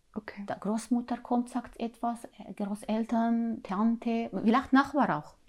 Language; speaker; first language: German; non-native, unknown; Arabic